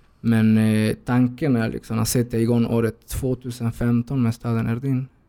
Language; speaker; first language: Swedish; non-native, fluent; Spanish